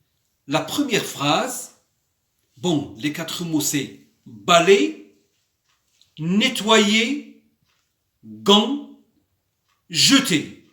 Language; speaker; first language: French; non-native, local second language; Arabic